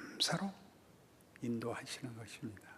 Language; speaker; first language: Korean; native; Korean